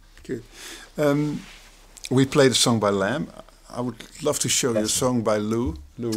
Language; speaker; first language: English; non-native, fluent; Dutch